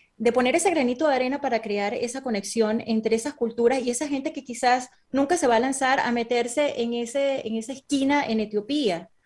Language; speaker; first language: Spanish; native; Spanish